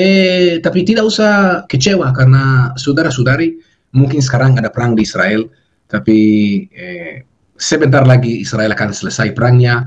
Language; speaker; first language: Indonesian; non-native, fluent; Hebrew